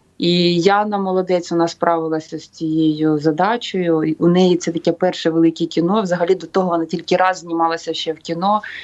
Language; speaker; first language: Ukrainian; native; Ukrainian